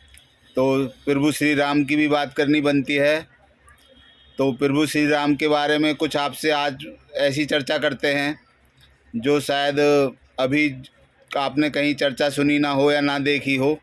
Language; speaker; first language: Hindi; native; Hindi